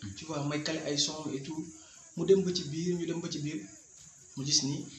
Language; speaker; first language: Wolof; non-native, local second language; Jola-Fonyi